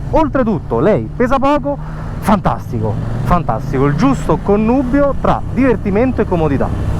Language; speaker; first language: Italian; native; Italian